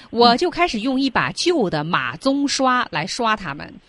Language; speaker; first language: Chinese; native; Chinese